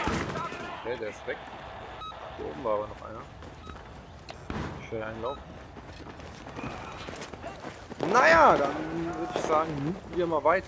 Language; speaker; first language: German; native; German